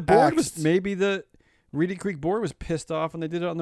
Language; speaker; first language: English; native; English